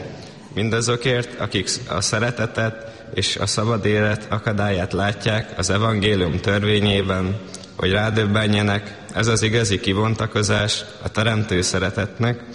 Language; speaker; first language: Hungarian; native; Hungarian